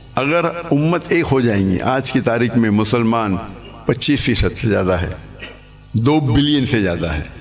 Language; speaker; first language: Urdu; non-native, local second language; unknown